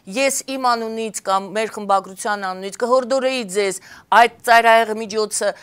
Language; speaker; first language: Armenian; native; Armenian